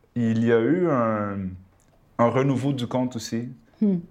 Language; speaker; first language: French; early bilingual, other home language; Spanish